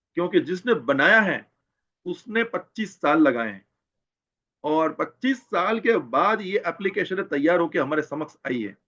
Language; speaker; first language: Hindi; non-native, local second language; Gujarati